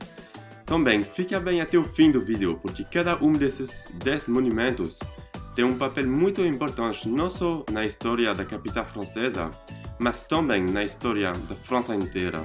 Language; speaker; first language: Portuguese; non-native, fluent; French